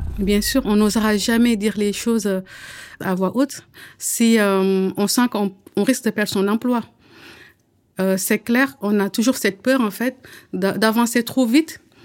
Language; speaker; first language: French; early bilingual, other home language; Wolof